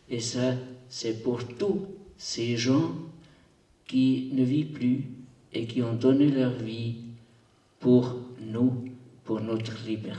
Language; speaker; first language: French; non-native, local second language; German